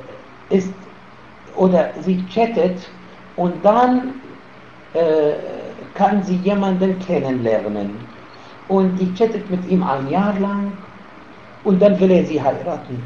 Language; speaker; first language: German; non-native, fluent; Arabic